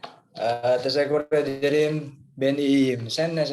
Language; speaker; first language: Turkish; non-native, learner; Indonesian